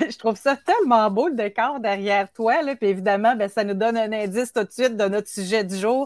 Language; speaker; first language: French; native; French